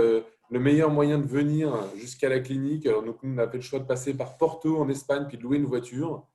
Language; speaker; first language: French; native; French